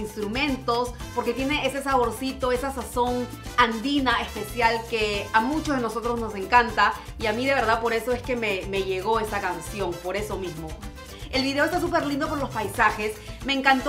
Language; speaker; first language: Spanish; native; Spanish